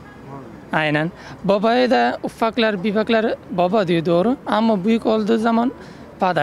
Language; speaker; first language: Turkish; non-native, learner; Uzbek